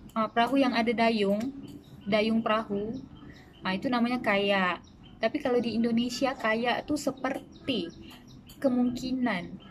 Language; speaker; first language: Indonesian; native; Indonesian